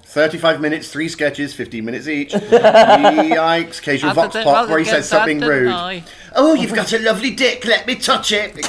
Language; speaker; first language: English; native; English